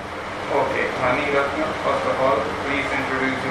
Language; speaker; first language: English; non-native, local second language; Punjabi